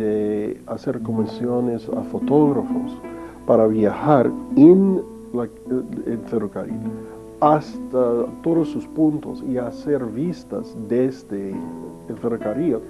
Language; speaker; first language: Spanish; non-native, fluent; English